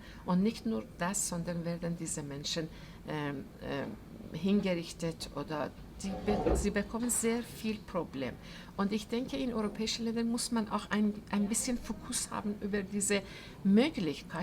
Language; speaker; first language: German; non-native, fluent; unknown